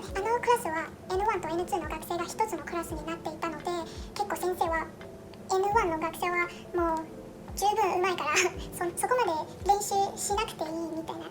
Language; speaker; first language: Japanese; non-native, fluent; Chinese